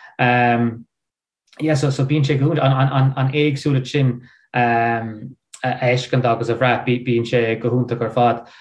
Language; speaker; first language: Irish; non-native, local second language; English